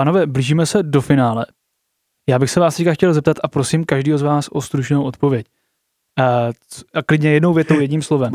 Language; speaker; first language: Czech; native; Czech